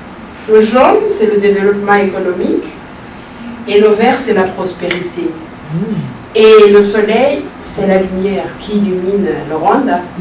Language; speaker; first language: French; non-native, local second language; Kinyarwanda